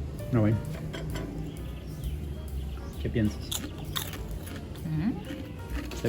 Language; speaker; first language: Spanish; non-native, learner; Russian